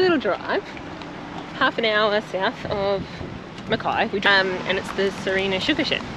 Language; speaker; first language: English; native; English